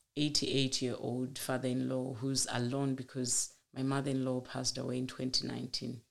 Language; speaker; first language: English; non-native, local second language; Shona